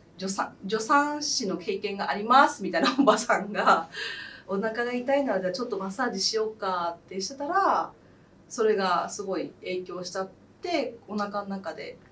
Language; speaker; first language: Japanese; early bilingual, other home language; Khmer